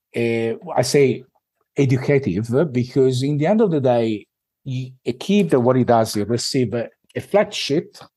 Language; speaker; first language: English; non-native, fluent; Italian